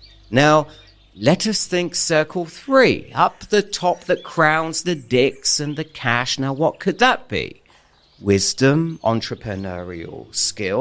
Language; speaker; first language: English; native; English